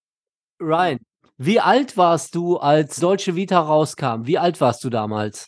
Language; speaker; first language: German; native; German